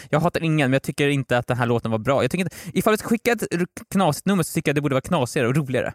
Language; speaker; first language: Swedish; native; Swedish